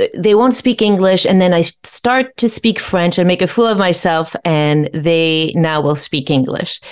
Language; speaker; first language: English; non-native, fluent; French